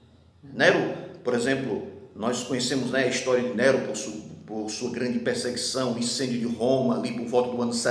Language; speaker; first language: Portuguese; native; Portuguese